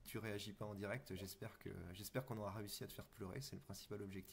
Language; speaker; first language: French; native; French